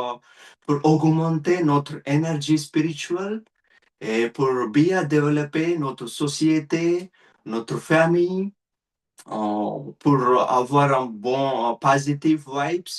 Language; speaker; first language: French; non-native, learner; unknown